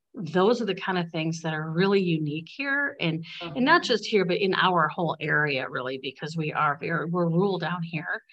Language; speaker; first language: English; native; English